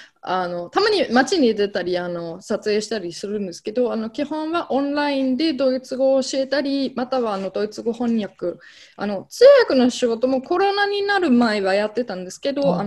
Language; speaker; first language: Japanese; non-native, fluent; German